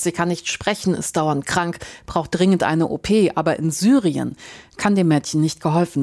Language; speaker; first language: German; native; German